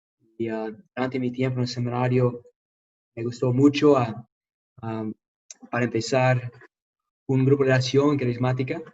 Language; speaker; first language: Spanish; non-native, fluent; English